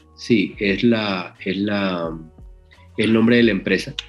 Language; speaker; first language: Spanish; native; Spanish